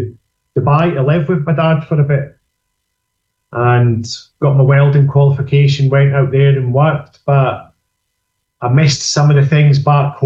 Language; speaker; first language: English; native; English